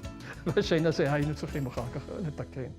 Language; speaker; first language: Hebrew; non-native, fluent; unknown